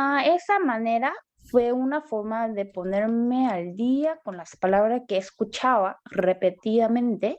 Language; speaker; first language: Spanish; non-native, learner; Korean